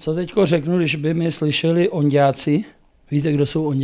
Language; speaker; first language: Czech; native; Czech